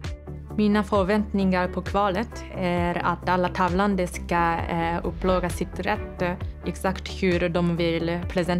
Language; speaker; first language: Swedish; non-native, fluent; Japanese